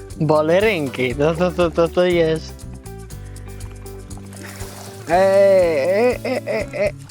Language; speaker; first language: Polish; non-native, learner; Italian